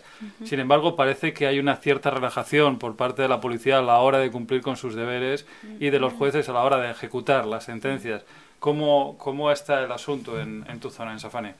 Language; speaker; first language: Spanish; native; Spanish